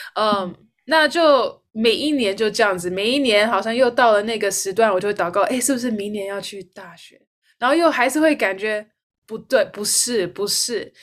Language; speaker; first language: Chinese; early bilingual, heritage; Chinese